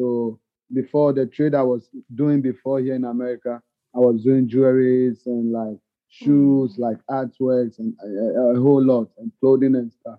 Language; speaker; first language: English; non-native, local second language; Ga